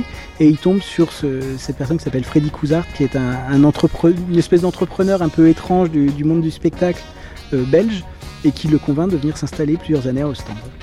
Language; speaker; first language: French; native; French